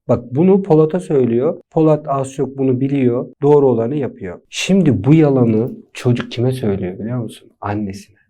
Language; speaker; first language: Turkish; native; Turkish